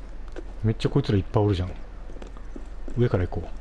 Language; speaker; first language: Japanese; native; Japanese